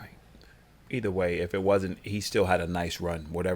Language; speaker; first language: English; native; English